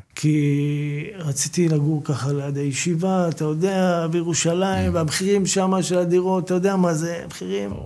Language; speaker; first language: Hebrew; native; Hebrew